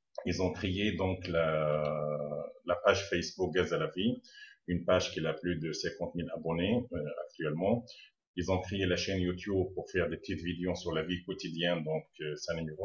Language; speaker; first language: French; non-native, fluent; Arabic